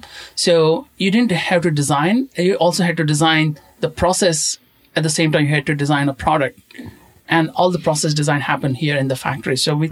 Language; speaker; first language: English; non-native, local second language; Konkani